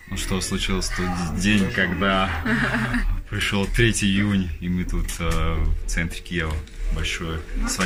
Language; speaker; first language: Russian; non-native, learner; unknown